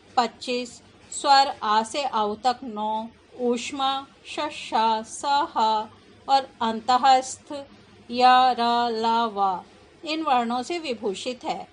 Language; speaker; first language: Hindi; native; Hindi